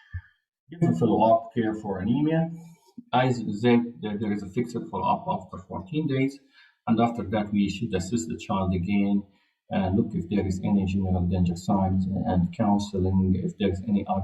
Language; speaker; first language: English; non-native, fluent; Arabic